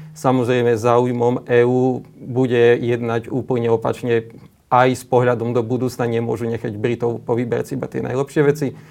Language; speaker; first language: Slovak; native; Slovak